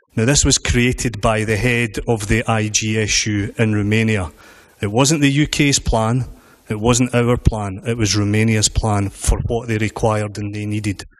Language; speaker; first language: English; native; English